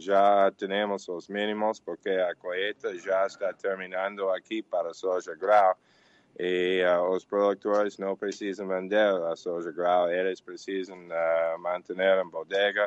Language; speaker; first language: Portuguese; non-native, learner; English